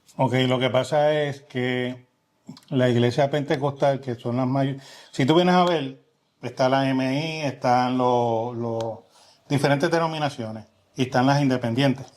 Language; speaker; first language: Spanish; native; Spanish